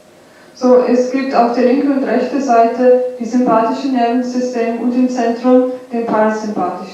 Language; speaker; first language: German; non-native, fluent; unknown